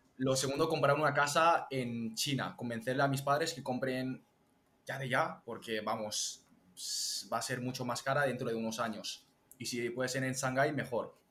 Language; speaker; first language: Spanish; early bilingual, other home language; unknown